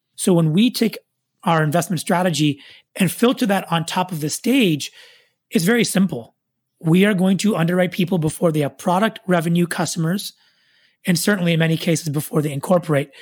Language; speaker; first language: English; native; English